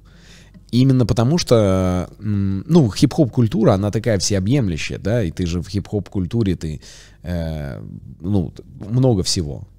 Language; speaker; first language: Russian; native; Russian